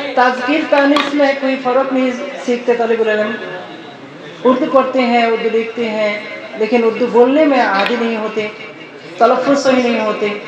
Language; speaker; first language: Urdu; non-native, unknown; Bangla